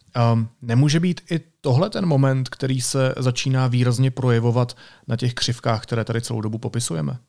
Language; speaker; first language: Czech; native; Czech